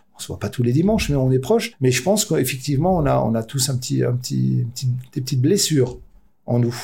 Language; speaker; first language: French; native; French